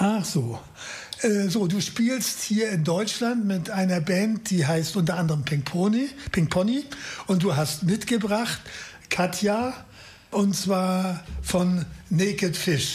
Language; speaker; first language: German; native; German